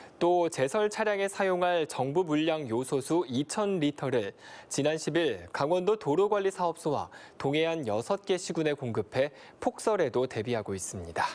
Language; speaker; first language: Korean; native; Korean